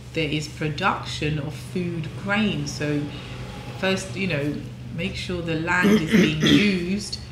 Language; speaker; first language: English; native; English